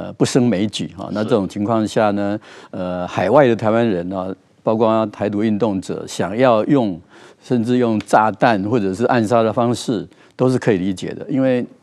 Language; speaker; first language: Chinese; native; Chinese